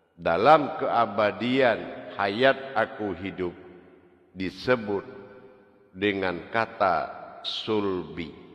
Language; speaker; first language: Malay; non-native, local second language; Javanese